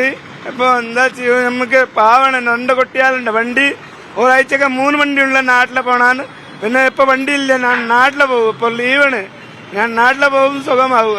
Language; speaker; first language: Malayalam; non-native, learner; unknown